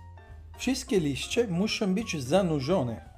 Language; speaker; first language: Polish; non-native, learner; Italian